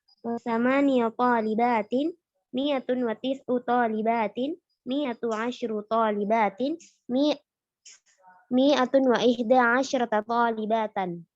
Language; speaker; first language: Arabic; non-native, learner; Indonesian